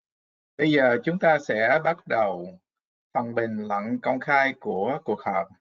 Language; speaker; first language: Vietnamese; non-native, fluent; English